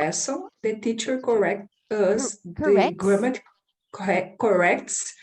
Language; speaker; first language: English; non-native, learner; Portuguese